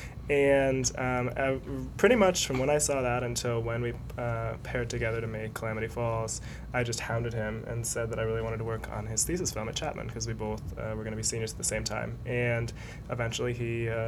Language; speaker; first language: English; native; English